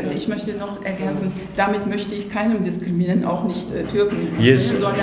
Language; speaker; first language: German; non-native, fluent; Turkish